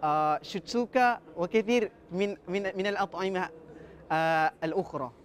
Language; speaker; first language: Arabic; non-native, fluent; Indonesian